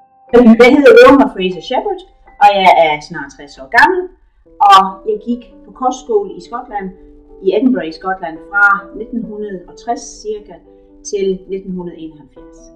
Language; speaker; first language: Danish; non-native, fluent; English